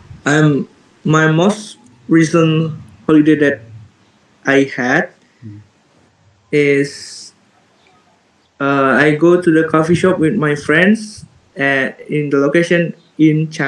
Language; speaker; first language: English; non-native, learner; Indonesian